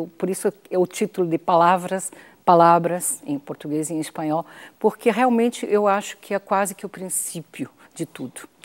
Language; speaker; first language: Portuguese; non-native, fluent; Spanish